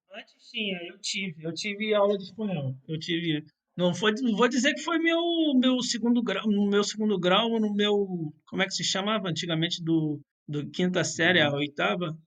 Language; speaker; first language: Portuguese; native; Portuguese